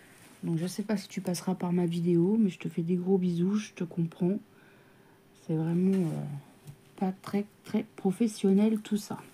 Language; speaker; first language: French; native; French